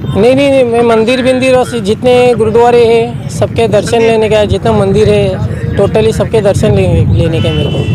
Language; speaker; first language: Hindi; non-native, local second language; Marathi